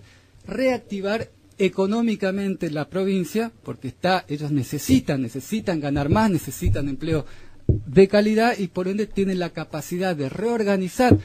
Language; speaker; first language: Spanish; native; Spanish